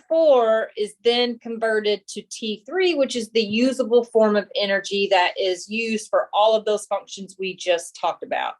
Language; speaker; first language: English; native; English